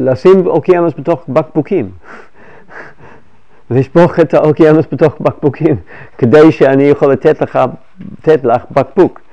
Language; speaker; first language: Hebrew; non-native, fluent; English